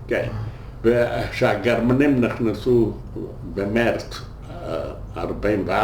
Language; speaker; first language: Hebrew; non-native, fluent; Yiddish